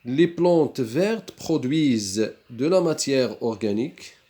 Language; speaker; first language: French; non-native, local second language; Arabic